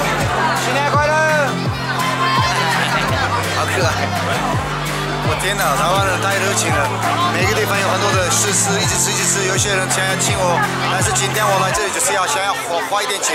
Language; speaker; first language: Chinese; non-native, fluent; Turkish